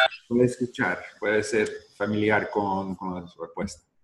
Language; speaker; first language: Spanish; non-native, learner; English